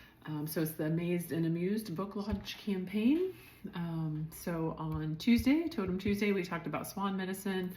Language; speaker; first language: English; native; English